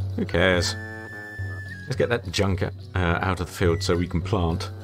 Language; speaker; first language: English; native; English